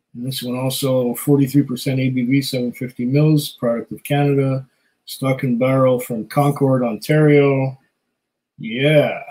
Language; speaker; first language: English; native; English